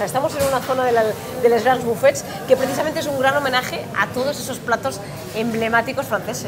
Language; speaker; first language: Spanish; native; Spanish